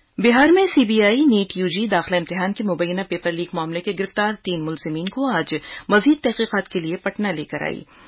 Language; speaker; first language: Urdu; native; Urdu